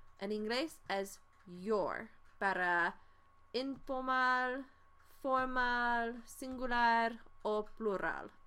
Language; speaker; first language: Spanish; non-native, fluent; English